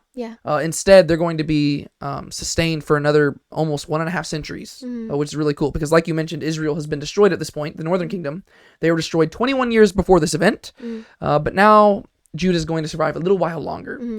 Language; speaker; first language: English; native; English